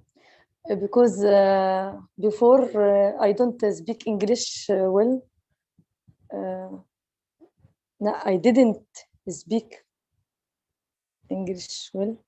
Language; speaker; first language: English; non-native, learner; Arabic